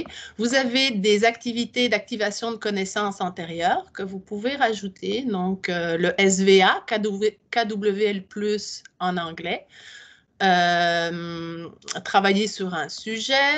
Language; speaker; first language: French; native; French